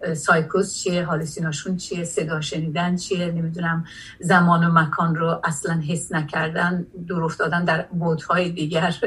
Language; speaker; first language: Persian; non-native, local second language; Azerbaijani